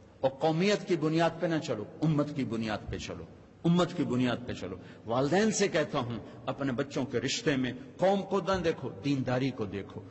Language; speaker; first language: Urdu; non-native, local second language; Punjabi